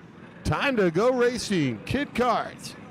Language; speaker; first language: English; native; English